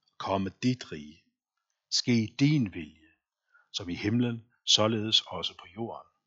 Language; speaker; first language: Danish; non-native, local second language; Faroese